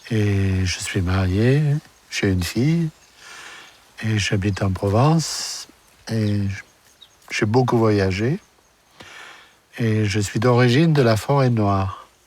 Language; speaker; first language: French; non-native, fluent; German